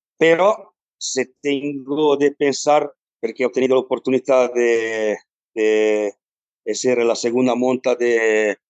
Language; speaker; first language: Spanish; non-native, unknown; Italian